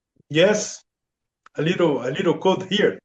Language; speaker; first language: English; non-native, learner; Portuguese